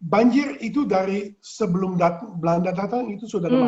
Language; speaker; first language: Indonesian; non-native, fluent; Dutch